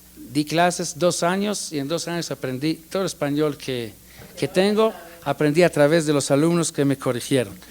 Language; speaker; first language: Spanish; non-native, fluent; Hebrew